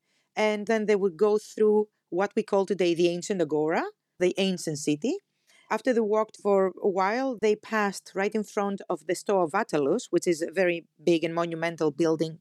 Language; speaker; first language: English; non-native, fluent; Greek